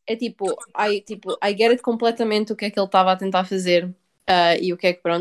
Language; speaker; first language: Portuguese; early bilingual, heritage; Portuguese